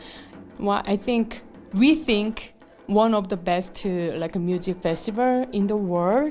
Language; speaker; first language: English; non-native, learner; Korean